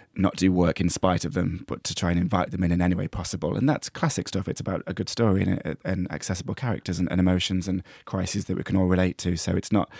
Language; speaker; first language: English; native; English